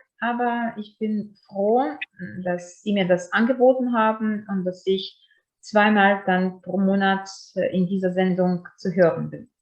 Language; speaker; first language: German; non-native, fluent; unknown